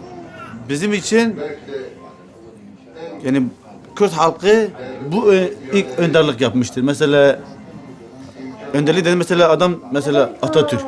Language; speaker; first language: Turkish; non-native, local second language; Kurdish